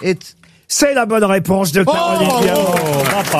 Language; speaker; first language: French; native; French